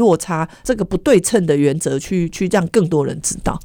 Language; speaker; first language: Chinese; native; Chinese